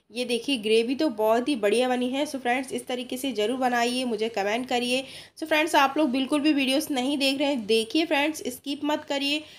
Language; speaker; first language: Hindi; non-native, local second language; Odia